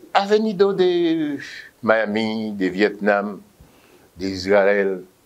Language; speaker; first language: Spanish; non-native, fluent; Haitian Creole